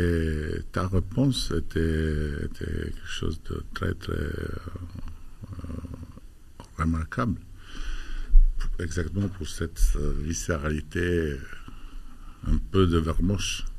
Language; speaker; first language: French; non-native, fluent; Albanian